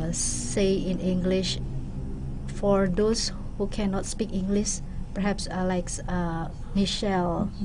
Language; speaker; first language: English; non-native, local second language; Indonesian